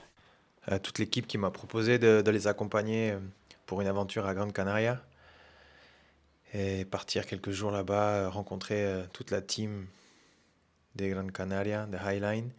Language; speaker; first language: French; native; French